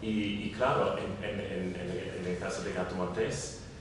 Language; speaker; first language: Spanish; non-native, learner; German